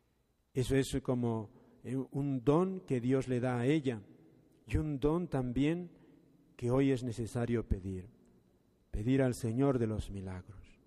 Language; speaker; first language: Spanish; native; Spanish